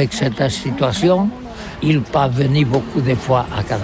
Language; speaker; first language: French; non-native, learner; Catalan